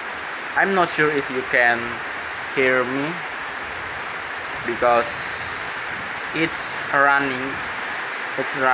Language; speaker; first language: English; non-native, learner; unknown